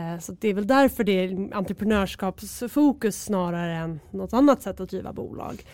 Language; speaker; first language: Swedish; native; Swedish